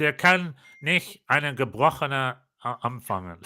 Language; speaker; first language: German; non-native, learner; English